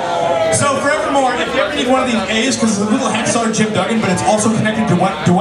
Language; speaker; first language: English; native; English